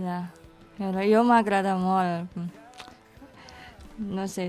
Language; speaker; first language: Catalan; non-native, learner; Indonesian